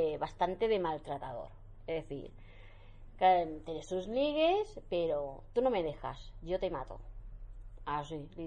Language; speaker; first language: Spanish; native; Spanish